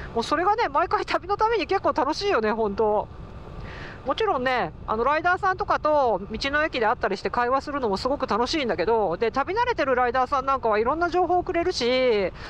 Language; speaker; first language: Japanese; native; Japanese